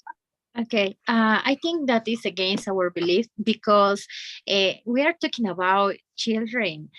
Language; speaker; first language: English; non-native, fluent; Spanish